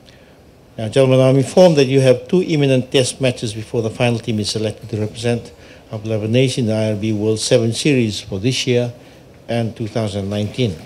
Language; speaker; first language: English; non-native, local second language; Fijian